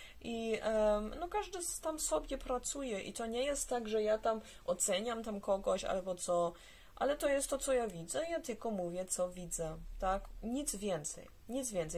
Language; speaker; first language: Polish; early bilingual, heritage; Polish